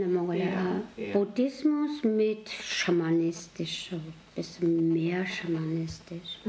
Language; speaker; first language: German; non-native, learner; Mongolian